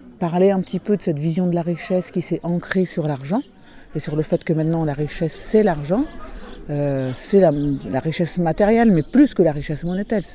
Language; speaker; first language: French; non-native, fluent; Portuguese